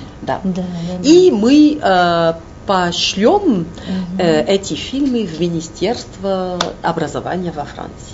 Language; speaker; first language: Russian; non-native, fluent; French